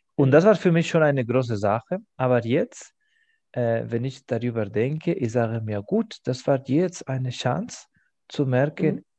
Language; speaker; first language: German; non-native, fluent; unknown